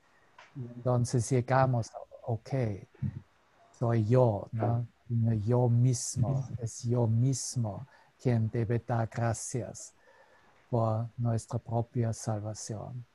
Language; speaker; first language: Spanish; non-native, fluent; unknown